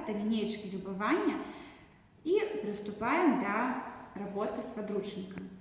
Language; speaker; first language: Belarusian; non-native, local second language; Russian